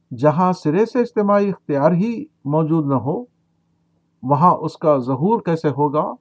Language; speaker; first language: Urdu; native; Urdu